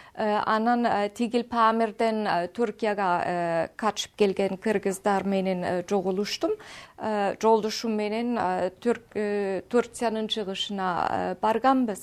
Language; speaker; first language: Kyrgyz; non-native, fluent; German